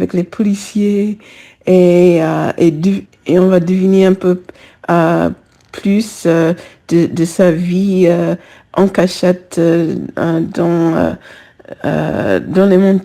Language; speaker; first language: French; non-native, fluent; English